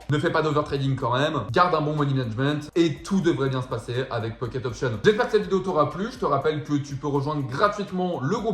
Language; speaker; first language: French; native; French